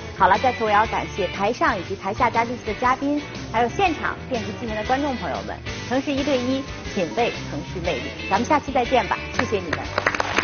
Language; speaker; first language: Chinese; native; Chinese